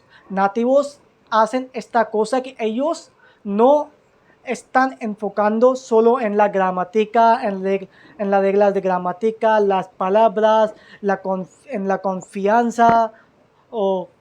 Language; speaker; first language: Spanish; non-native, learner; Hindi